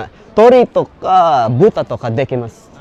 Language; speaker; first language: Japanese; non-native, learner; Filipino